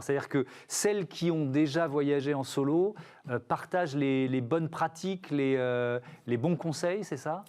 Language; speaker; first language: French; native; French